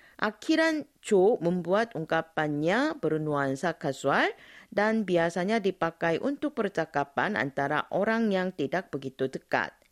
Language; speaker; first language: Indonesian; non-native, fluent; Korean